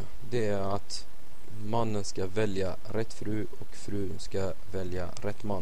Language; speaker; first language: Swedish; non-native, fluent; Arabic